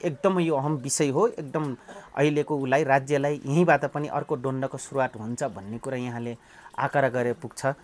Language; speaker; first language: Nepali; non-native, local second language; Dangaura Tharu